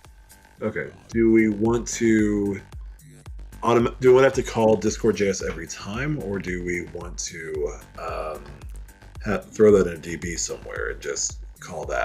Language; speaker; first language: English; native; English